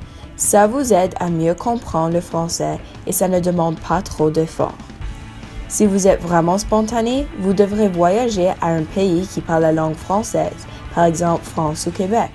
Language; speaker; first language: French; non-native, local second language; English